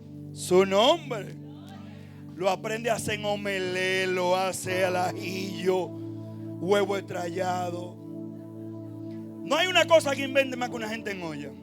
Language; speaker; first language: Spanish; native; Spanish